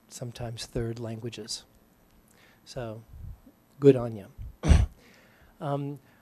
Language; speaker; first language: English; native; English